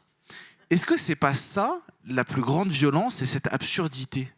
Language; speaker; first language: French; native; French